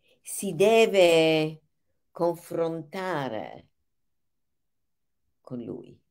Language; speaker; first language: Italian; non-native, fluent; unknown